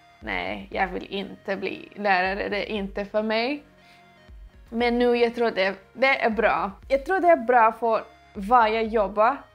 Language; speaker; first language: Swedish; non-native, learner; Portuguese